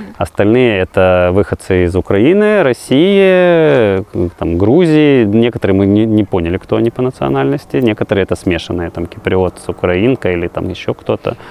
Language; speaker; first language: Russian; native; Russian